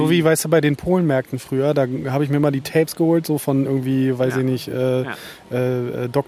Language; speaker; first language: German; native; German